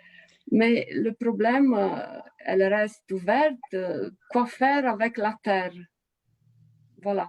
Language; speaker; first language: French; non-native, fluent; Romanian